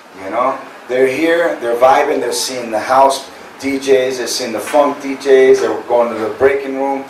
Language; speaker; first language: English; native; English